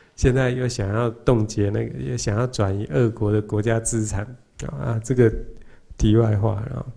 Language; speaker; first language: Chinese; native; Chinese